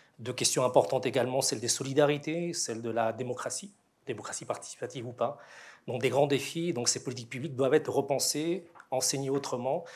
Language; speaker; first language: French; native; French